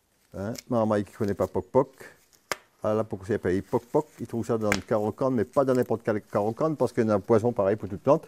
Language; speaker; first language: French; native; French